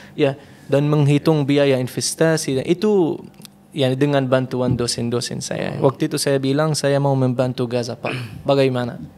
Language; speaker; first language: Indonesian; non-native, fluent; Arabic